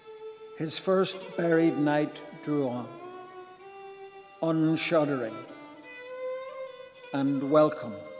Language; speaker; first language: English; native; English